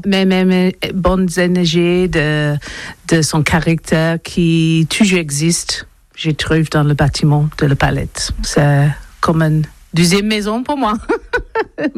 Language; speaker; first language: French; non-native, learner; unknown